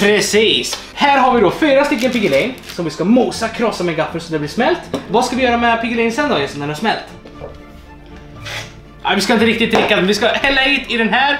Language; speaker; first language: Swedish; native; Swedish